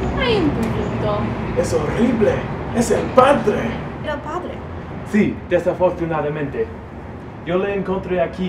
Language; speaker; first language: Spanish; non-native, learner; English